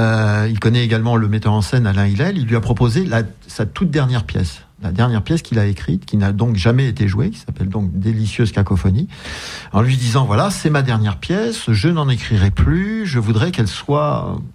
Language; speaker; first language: French; native; French